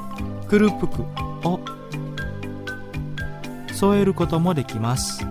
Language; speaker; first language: Japanese; non-native, fluent; Indonesian